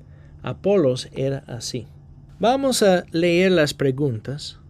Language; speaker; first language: Spanish; non-native, fluent; English